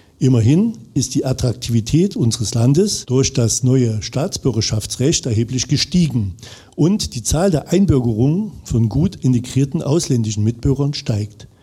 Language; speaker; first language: German; native; German